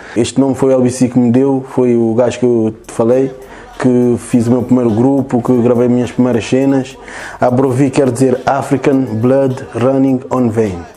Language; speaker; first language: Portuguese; early bilingual, other home language; Kabuverdianu